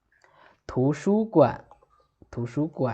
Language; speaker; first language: Chinese; non-native, fluent; Lao